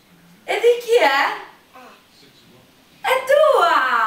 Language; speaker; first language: Italian; native; Italian